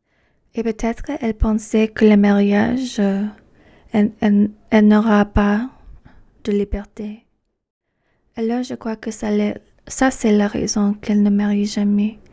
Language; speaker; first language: French; non-native, fluent; English